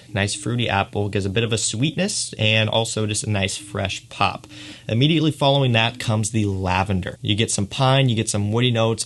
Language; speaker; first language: English; native; English